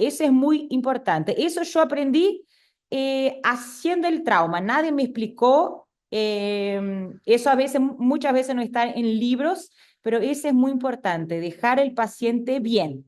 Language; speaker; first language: Spanish; non-native, fluent; Portuguese